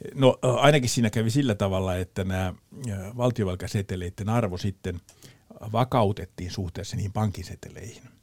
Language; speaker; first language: Finnish; native; Finnish